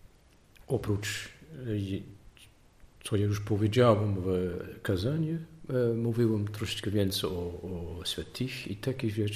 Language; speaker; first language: Polish; non-native, learner; Dutch